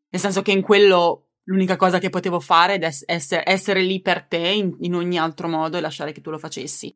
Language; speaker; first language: Italian; native; Italian